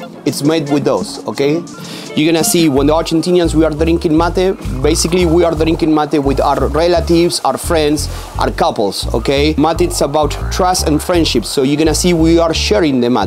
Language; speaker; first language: English; non-native, fluent; Spanish